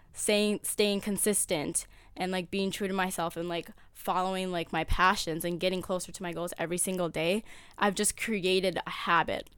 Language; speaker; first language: English; early bilingual, other home language; Amharic